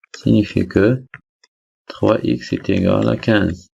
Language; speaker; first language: French; non-native, local second language; Arabic